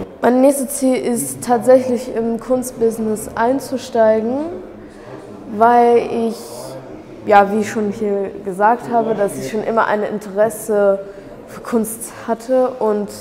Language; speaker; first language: German; early bilingual, other home language; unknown